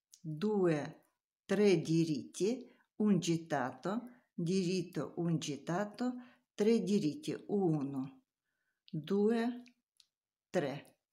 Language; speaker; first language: Italian; non-native, learner; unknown